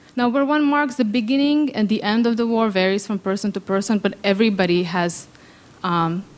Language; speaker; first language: English; early bilingual, other home language; Serbian